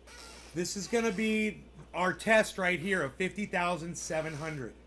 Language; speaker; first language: English; native; English